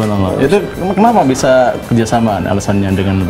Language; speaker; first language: Indonesian; native; Indonesian